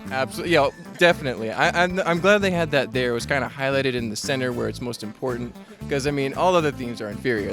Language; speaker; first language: English; native; English